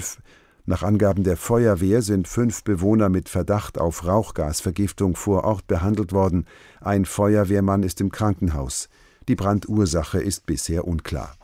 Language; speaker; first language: German; native; German